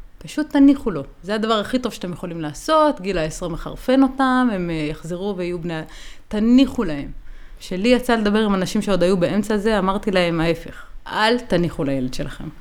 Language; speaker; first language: Hebrew; native; Hebrew